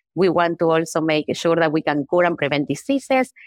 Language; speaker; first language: English; non-native, fluent; Spanish